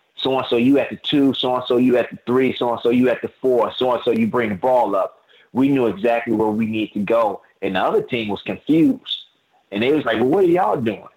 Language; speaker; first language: English; native; English